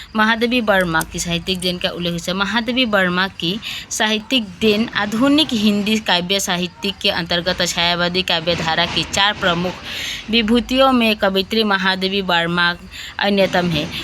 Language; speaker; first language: Hindi; non-native, local second language; Assamese